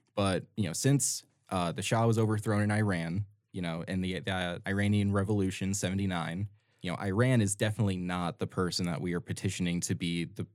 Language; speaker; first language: English; native; English